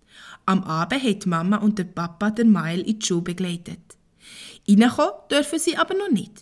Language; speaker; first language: German; native; German